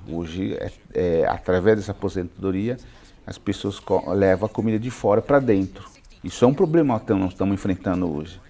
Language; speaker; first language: Portuguese; non-native, local second language; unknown